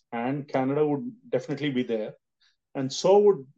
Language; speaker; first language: English; non-native, local second language; Telugu